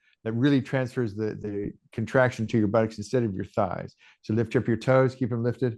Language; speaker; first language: English; native; English